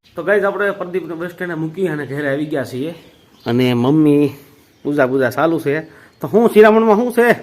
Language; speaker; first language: Gujarati; native; Gujarati